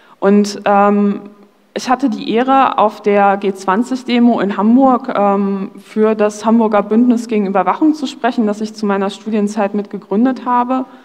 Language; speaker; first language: German; early bilingual, other home language; Polish